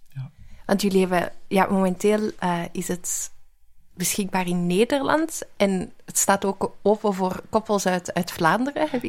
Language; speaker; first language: Dutch; native; Dutch